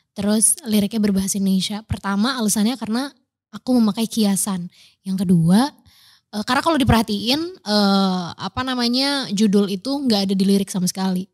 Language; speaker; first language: Indonesian; native; Indonesian